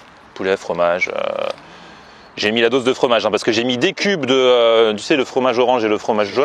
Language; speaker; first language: French; native; French